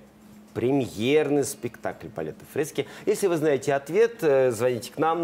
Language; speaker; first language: Russian; native; Russian